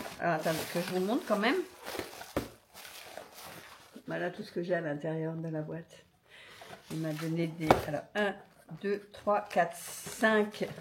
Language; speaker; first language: French; native; French